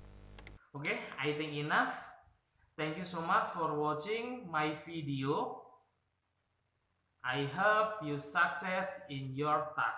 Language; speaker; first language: English; non-native, learner; Indonesian